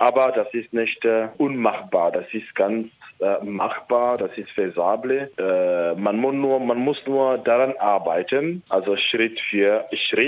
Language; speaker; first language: German; non-native, local second language; French